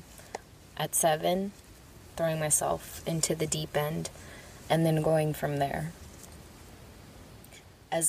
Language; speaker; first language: English; early bilingual, other home language; Spanish